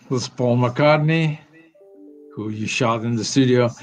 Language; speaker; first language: English; non-native, fluent; Italian